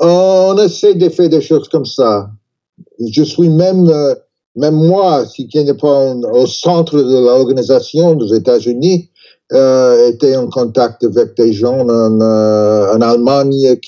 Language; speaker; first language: French; non-native, learner; English